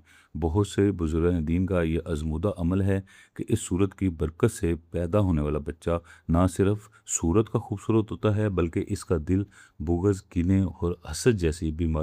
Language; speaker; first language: Urdu; native; Urdu